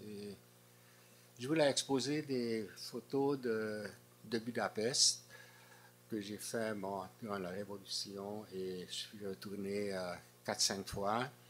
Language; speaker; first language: French; non-native, fluent; Hungarian